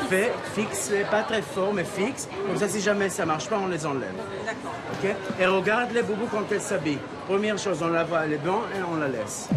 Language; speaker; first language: French; non-native, fluent; Hebrew